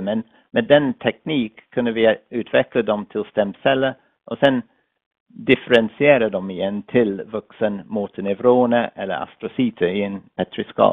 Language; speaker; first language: Swedish; non-native, fluent; English